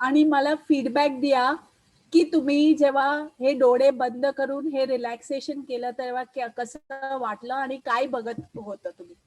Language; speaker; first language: Marathi; non-native, local second language; Hindi